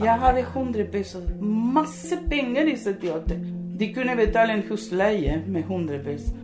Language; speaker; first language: Norwegian; early bilingual, other home language; Spanish